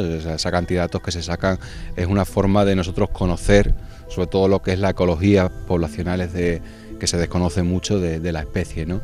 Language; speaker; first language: Spanish; native; Spanish